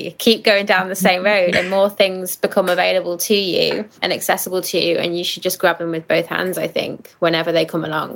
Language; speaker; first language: English; native; English